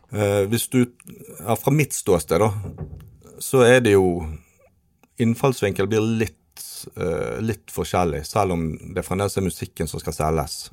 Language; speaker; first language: Norwegian; native; Norwegian